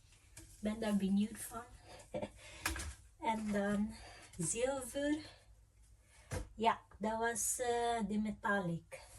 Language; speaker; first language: Dutch; non-native, fluent; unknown